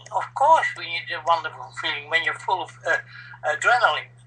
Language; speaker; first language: English; non-native, fluent; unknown